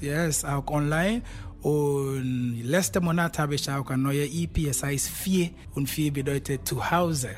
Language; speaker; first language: German; non-native, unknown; Akan